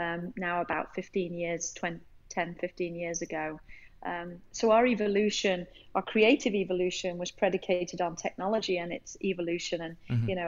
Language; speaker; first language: English; native; English